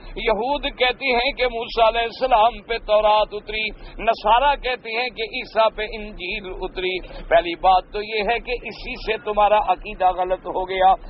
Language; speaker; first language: Urdu; non-native, local second language; Punjabi